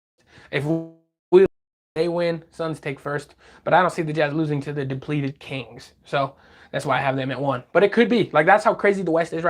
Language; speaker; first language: English; native; English